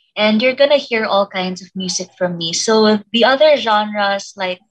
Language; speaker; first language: English; non-native, local second language; Filipino